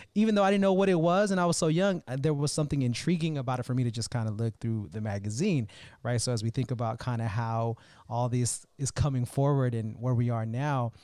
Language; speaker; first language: English; native; English